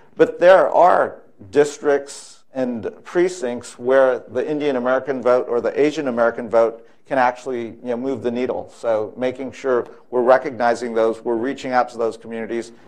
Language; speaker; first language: English; native; English